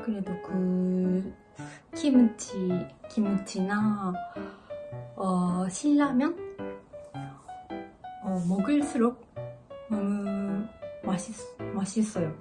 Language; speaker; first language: Korean; non-native, learner; Japanese